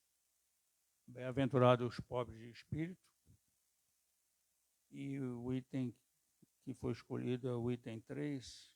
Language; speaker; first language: Portuguese; native; Portuguese